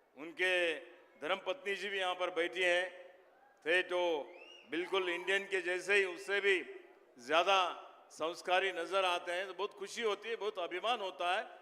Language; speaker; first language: Hindi; non-native, local second language; Kannada